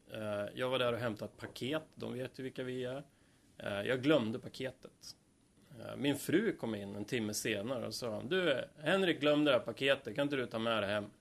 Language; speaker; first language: Swedish; native; Swedish